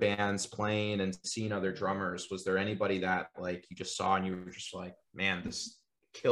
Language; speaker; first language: English; native; English